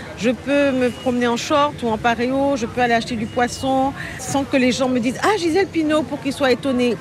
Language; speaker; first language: French; native; French